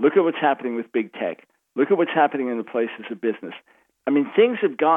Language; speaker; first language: English; native; English